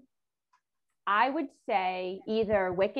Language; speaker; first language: English; native; English